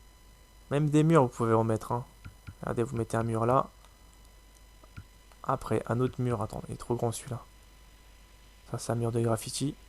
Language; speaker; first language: French; native; French